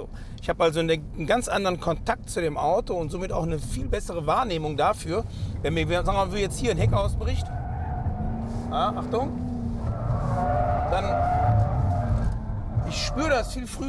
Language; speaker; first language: German; native; German